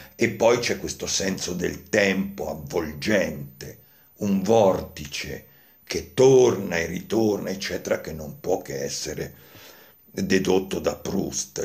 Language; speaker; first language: Italian; native; Italian